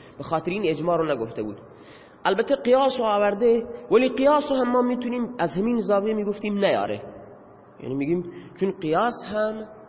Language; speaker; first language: Persian; native; Persian